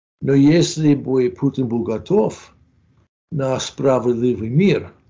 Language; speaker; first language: Russian; non-native, fluent; English